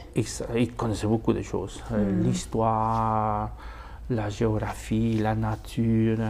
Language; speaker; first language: French; non-native, fluent; Spanish